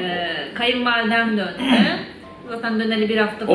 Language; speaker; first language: Turkish; native; Turkish